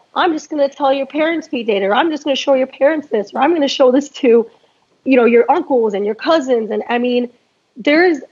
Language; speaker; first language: English; native; English